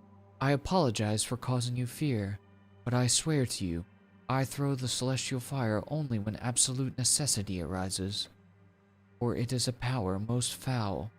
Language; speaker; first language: English; native; English